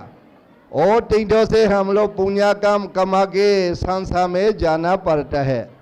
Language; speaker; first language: Hindi; non-native, learner; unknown